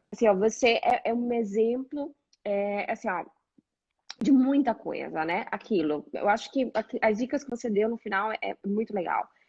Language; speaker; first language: Portuguese; native; Portuguese